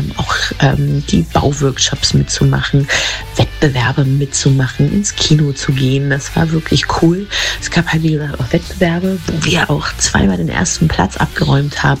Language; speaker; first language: German; native; German